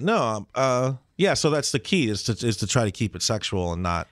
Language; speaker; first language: English; early bilingual, other home language; Spanish